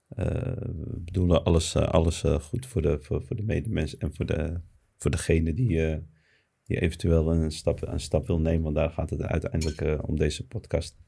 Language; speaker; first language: Dutch; early bilingual, other home language; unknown